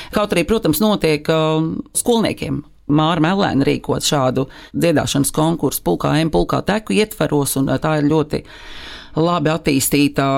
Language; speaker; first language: Latvian; native; Latvian